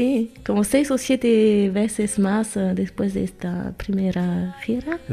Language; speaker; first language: Spanish; non-native, fluent; French